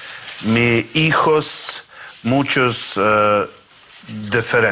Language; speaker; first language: Spanish; non-native, learner; Russian